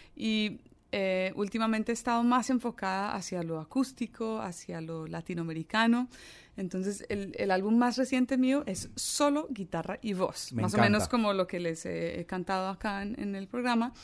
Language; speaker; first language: Spanish; early bilingual, other home language; English